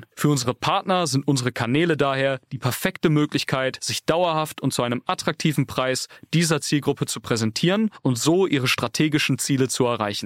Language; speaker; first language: German; native; German